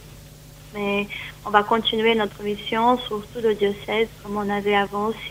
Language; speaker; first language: French; non-native, fluent; Portuguese